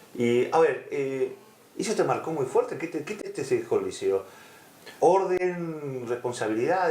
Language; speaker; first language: Spanish; native; Spanish